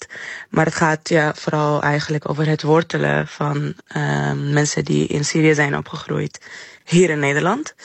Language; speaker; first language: Dutch; non-native, fluent; Arabic